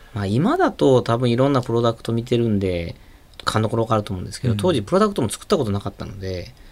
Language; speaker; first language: Japanese; native; Japanese